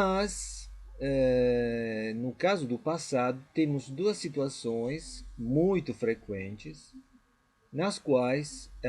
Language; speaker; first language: Portuguese; non-native, fluent; Italian